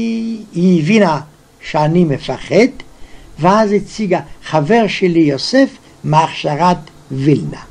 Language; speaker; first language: Hebrew; non-native, fluent; Yiddish